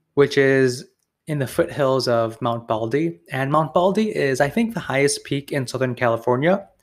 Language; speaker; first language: English; native; English